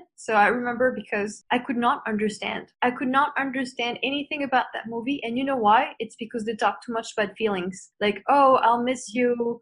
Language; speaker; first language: English; non-native, fluent; Vietnamese